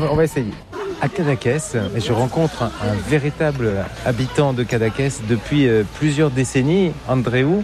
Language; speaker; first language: French; native; French